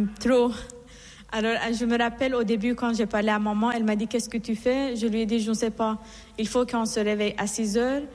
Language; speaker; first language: French; non-native, fluent; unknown